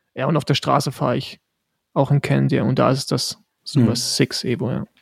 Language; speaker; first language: German; native; German